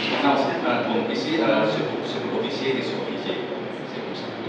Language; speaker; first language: French; non-native, learner; Indonesian